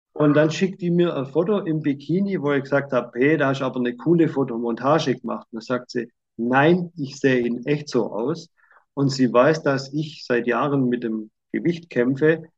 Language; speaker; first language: German; native; German